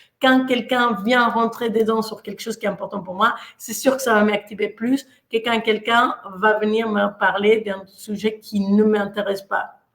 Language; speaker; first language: French; non-native, fluent; Spanish